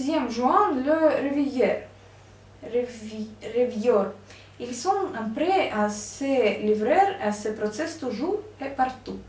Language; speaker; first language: French; non-native, learner; Russian